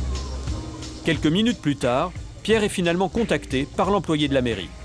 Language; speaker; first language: French; native; French